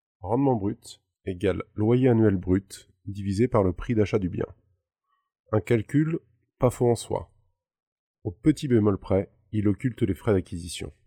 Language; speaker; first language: French; native; French